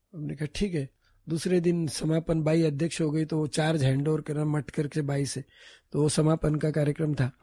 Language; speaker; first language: Hindi; non-native, local second language; Marathi